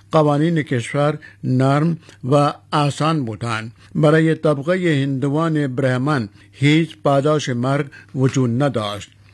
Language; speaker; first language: Persian; non-native, fluent; Urdu